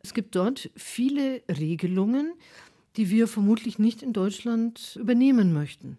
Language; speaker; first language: German; native; German